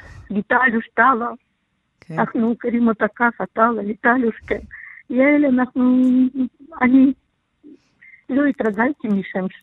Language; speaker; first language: Hebrew; non-native, learner; Russian